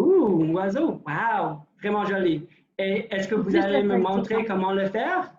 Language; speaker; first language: French; non-native, local second language; English